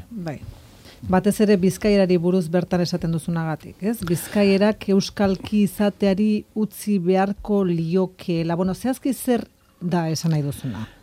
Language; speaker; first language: Basque; non-native, local second language; Spanish